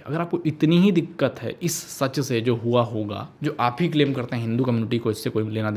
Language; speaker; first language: Hindi; native; Hindi